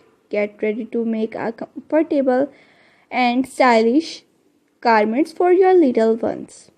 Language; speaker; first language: English; non-native, learner; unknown